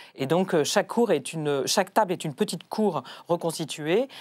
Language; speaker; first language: French; native; French